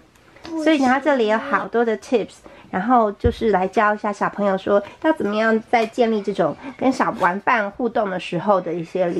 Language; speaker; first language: Chinese; native; Chinese